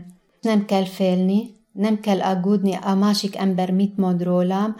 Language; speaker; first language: Hungarian; non-native, fluent; Arabic